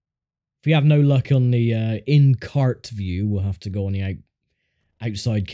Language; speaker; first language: English; native; English